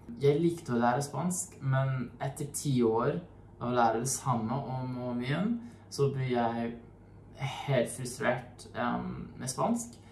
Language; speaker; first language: Norwegian; non-native, fluent; English